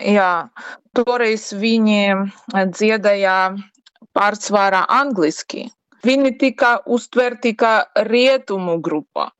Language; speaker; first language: Latvian; non-native, learner; Ukrainian